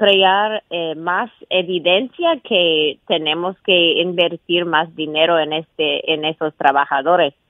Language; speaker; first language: Spanish; non-native, fluent; English